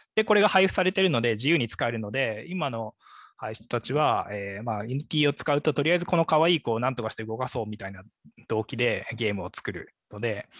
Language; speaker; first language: Japanese; native; Japanese